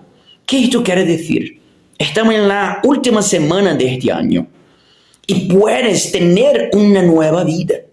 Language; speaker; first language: Spanish; non-native, fluent; Haitian Creole